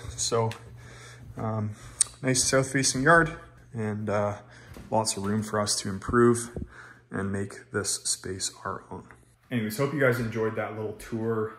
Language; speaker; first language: English; native; English